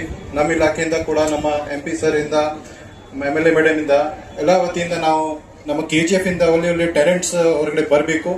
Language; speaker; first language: Kannada; non-native, fluent; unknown